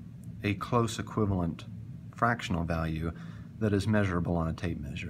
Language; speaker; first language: English; native; English